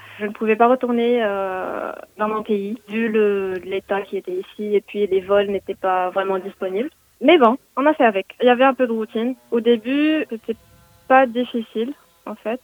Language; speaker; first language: French; non-native, local second language; Arabic